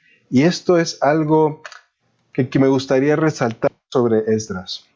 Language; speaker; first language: Spanish; native; Spanish